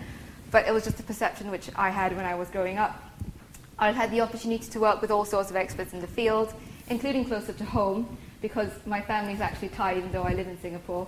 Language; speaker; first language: English; native; English